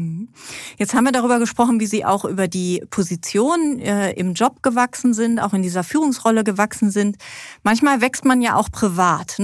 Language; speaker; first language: German; native; German